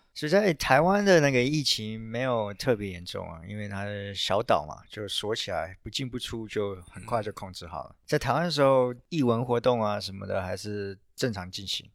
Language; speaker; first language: Chinese; native; Chinese